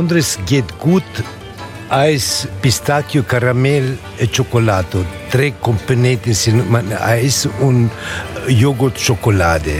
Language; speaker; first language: German; non-native, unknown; Italian